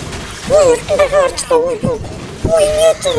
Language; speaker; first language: Mongolian; native; Mongolian